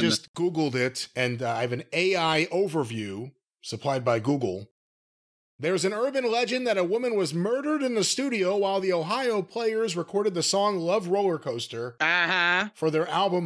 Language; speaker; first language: English; native; English